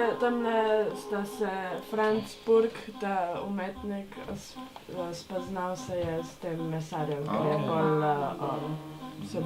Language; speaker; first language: Slovenian; non-native, fluent; Spanish